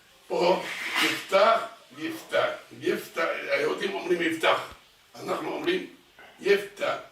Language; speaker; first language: Hebrew; non-native, local second language; Arabic